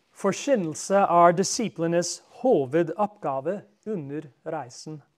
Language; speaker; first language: Norwegian; non-native, fluent; English